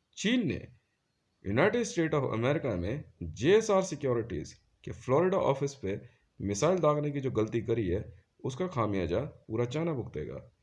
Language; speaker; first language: Hindi; native; Hindi